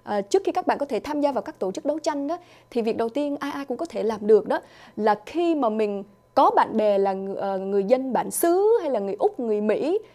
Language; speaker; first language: Vietnamese; early bilingual, other home language; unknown